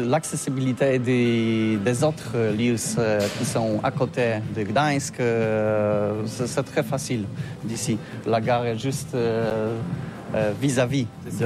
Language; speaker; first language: French; non-native, learner; Polish